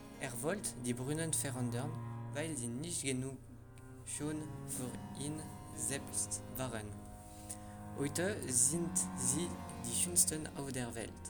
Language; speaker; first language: German; non-native, learner; French